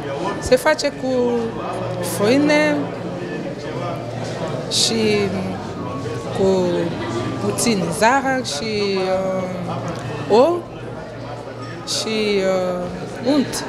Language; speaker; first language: Romanian; non-native, learner; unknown